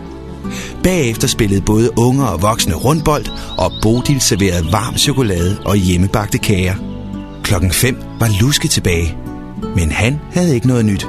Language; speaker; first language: Danish; native; Danish